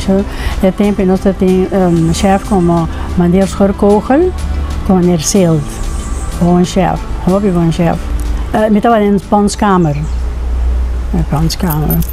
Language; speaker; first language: Dutch; non-native, local second language; Papiamento